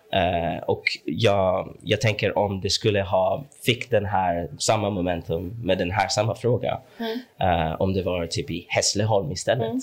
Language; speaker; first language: Swedish; non-native, fluent; English